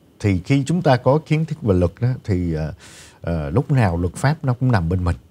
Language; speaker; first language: Vietnamese; native; Vietnamese